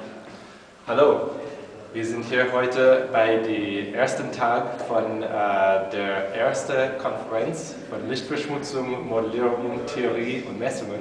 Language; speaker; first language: German; non-native, fluent; English